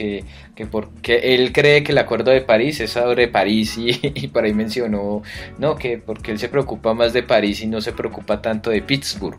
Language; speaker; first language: Spanish; native; Spanish